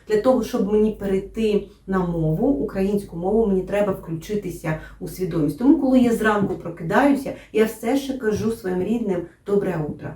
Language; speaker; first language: Ukrainian; non-native, local second language; Russian